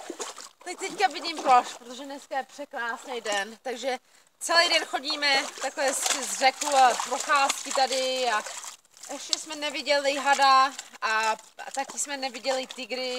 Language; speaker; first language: Czech; early bilingual, heritage; Czech